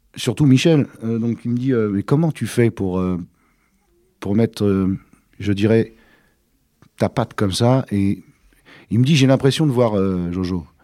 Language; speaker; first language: French; native; French